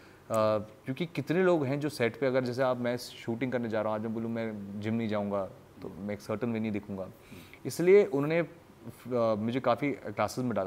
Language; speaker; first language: Hindi; native; Hindi